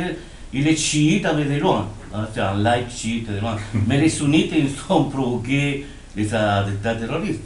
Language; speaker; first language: French; non-native, fluent; Spanish